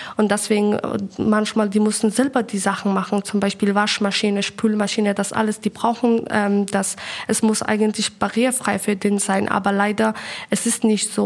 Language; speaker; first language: German; non-native, learner; Persian